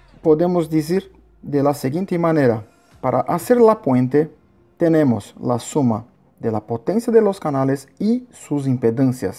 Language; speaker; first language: Spanish; non-native, learner; Portuguese